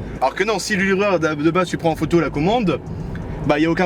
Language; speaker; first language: French; native; French